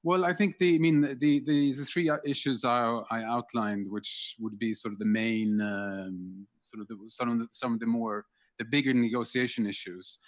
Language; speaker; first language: English; non-native, fluent; Swedish